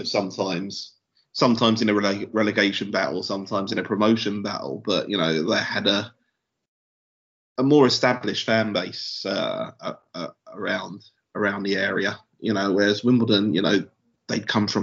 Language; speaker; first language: English; native; English